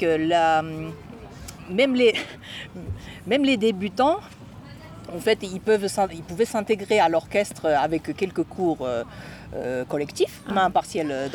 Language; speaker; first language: French; non-native, fluent; Japanese